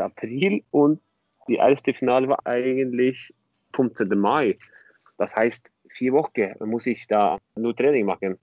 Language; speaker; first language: German; non-native, fluent; Norwegian